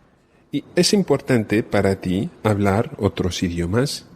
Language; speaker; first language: Spanish; non-native, fluent; English